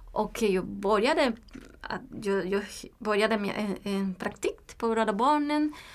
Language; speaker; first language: Swedish; non-native, fluent; Spanish